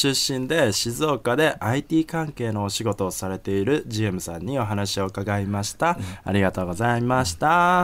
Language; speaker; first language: Japanese; native; Japanese